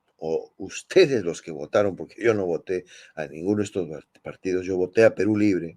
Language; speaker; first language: Spanish; native; Spanish